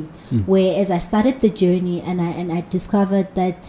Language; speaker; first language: English; non-native, local second language; Zulu